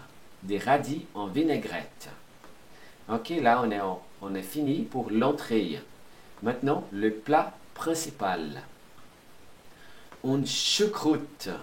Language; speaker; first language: French; non-native, fluent; Portuguese